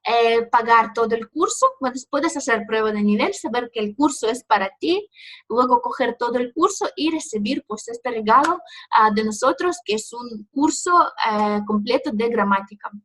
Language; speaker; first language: Spanish; non-native, fluent; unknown